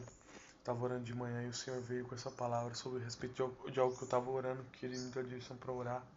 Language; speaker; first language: Portuguese; native; Portuguese